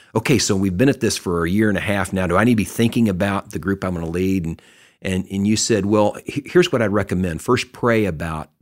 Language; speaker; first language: English; native; English